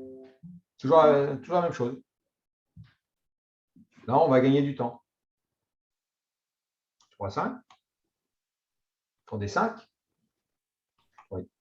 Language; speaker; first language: French; native; French